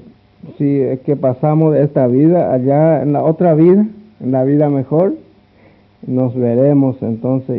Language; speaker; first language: Spanish; non-native, local second language; Guarani